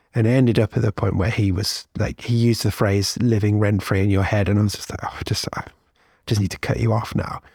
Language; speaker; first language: English; native; English